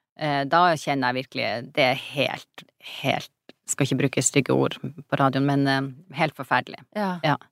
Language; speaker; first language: Norwegian; native; Norwegian